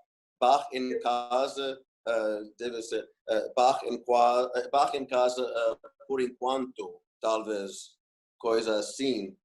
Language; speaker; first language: Portuguese; non-native, fluent; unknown